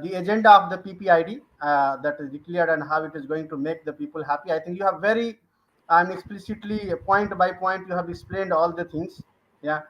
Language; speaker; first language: English; non-native, local second language; Hindi